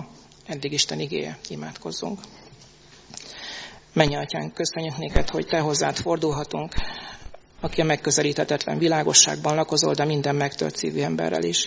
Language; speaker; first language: Hungarian; native; Hungarian